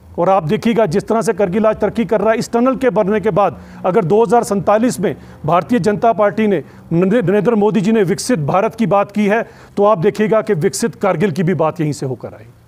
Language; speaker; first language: Hindi; native; Hindi